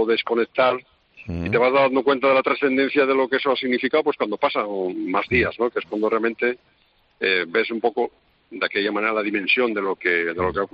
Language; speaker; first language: Spanish; native; Spanish